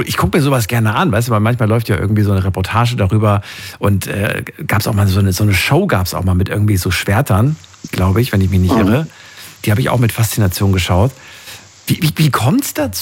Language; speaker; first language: German; native; German